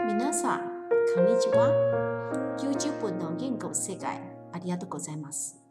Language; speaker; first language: Japanese; non-native, learner; Chinese